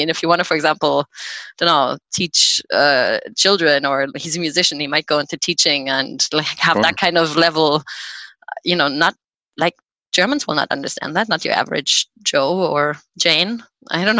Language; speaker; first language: English; non-native, fluent; German